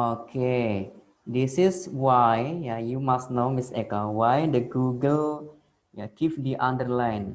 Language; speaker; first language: English; non-native, fluent; Indonesian